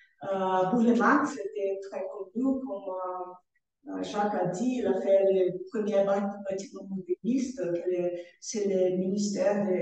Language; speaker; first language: French; non-native, learner; Portuguese